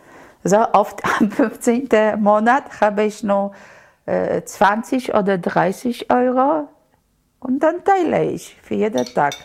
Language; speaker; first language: German; non-native, learner; Polish